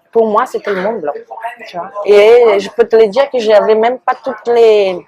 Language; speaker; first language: French; non-native, fluent; Portuguese